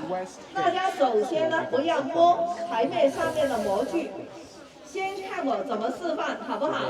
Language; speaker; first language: Chinese; native; Chinese